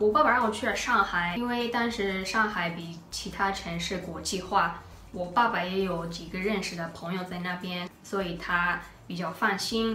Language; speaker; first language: Chinese; non-native, fluent; Japanese